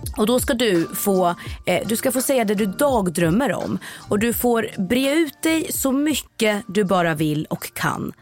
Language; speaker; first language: Swedish; native; Swedish